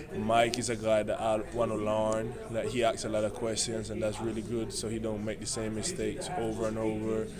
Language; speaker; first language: English; non-native, fluent; Spanish